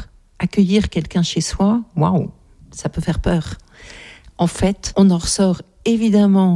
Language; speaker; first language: French; native; French